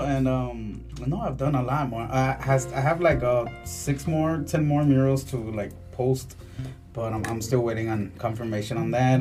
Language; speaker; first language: English; early bilingual, other home language; Spanish